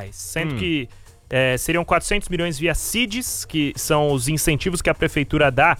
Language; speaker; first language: Portuguese; native; Portuguese